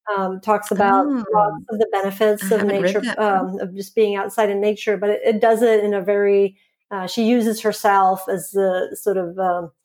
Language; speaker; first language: English; non-native, fluent; Swedish